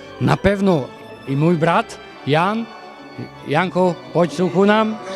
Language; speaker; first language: Polish; non-native, learner; Slovak